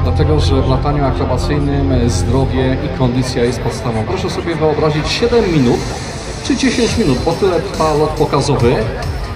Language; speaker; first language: Polish; native; Polish